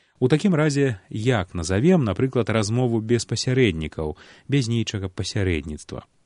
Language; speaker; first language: Belarusian; native; Belarusian